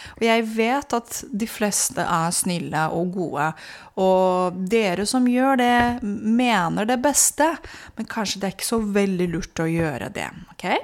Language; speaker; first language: Norwegian; non-native, fluent; Romanian